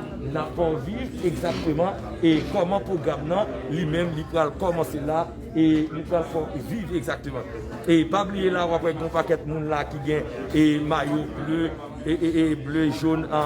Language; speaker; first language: French; non-native, local second language; Haitian Creole